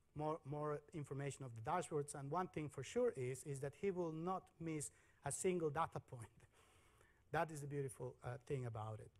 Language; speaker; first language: English; non-native, fluent; Spanish